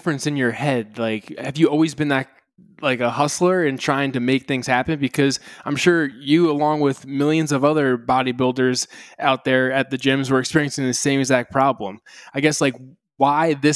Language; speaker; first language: English; native; English